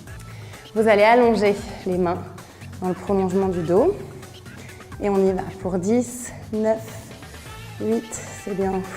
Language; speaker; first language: French; native; French